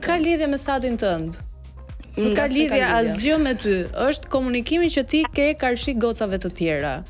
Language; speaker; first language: Albanian; native; Albanian